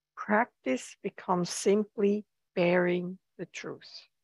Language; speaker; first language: English; non-native, fluent; German